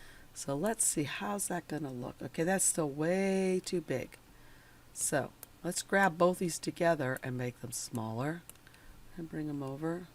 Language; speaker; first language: English; native; English